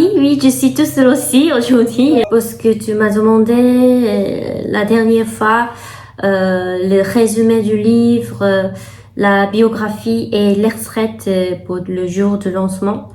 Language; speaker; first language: French; non-native, fluent; Korean